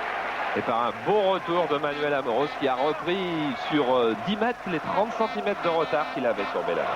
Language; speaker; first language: French; native; French